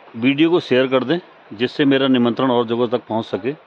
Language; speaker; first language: Hindi; native; Hindi